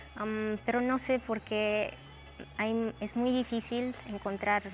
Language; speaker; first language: Spanish; non-native, fluent; Romanian